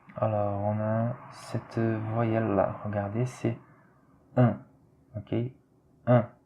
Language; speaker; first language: French; non-native, fluent; Portuguese